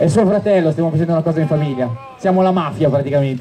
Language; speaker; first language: Italian; native; Italian